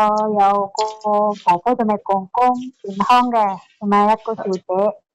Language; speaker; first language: Cantonese; non-native, learner; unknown